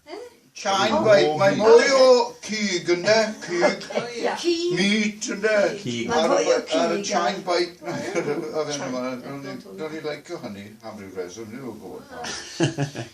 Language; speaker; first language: Welsh; non-native, fluent; English